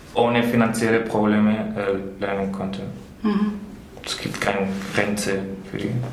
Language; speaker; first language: German; non-native, learner; Spanish